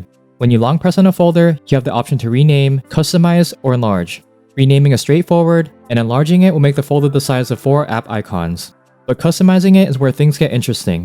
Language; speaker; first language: English; native; English